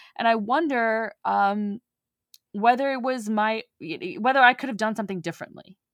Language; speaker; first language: English; early bilingual, other home language; Urdu